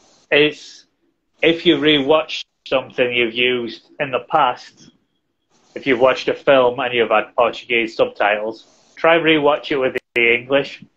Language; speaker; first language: English; native; English